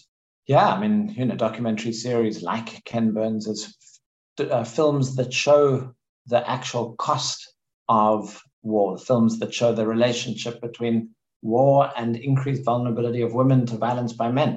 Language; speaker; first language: English; native; English